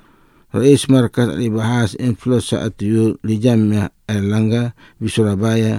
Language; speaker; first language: Arabic; non-native, fluent; Indonesian